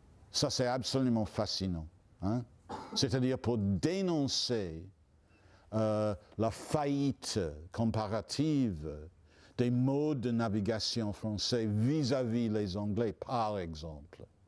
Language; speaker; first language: French; non-native, fluent; English